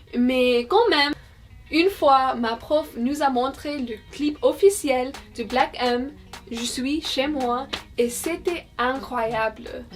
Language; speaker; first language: French; non-native, fluent; English